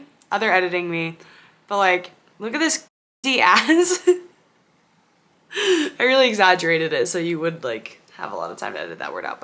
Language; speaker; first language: English; native; English